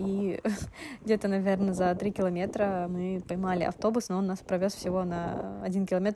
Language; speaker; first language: Russian; native; Russian